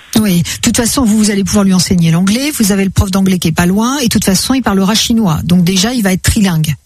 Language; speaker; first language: French; native; French